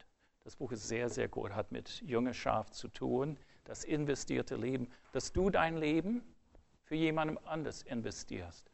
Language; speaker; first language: German; non-native, fluent; English